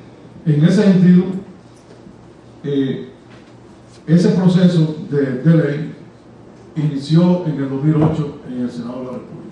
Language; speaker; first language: Spanish; native; Spanish